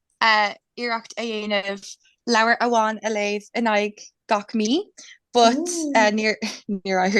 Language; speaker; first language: Irish; non-native, local second language; English